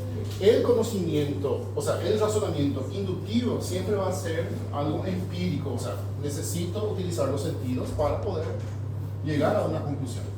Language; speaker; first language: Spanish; non-native, fluent; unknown